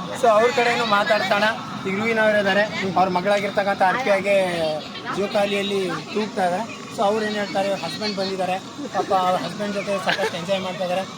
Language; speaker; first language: Kannada; non-native, local second language; Urdu